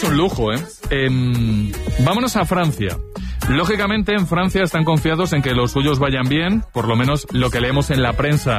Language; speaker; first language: Spanish; native; Spanish